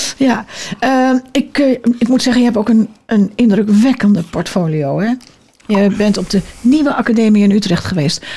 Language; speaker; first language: Dutch; native; Dutch